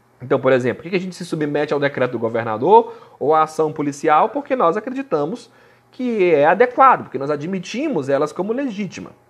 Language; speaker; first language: Portuguese; native; Portuguese